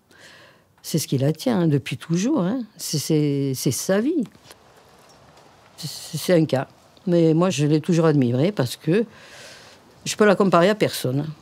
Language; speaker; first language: French; native; French